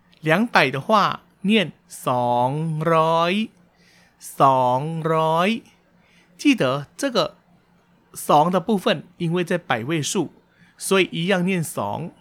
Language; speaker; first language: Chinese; early bilingual, heritage; Chinese